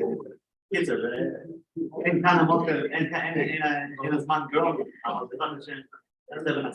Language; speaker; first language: Hebrew; non-native, fluent; English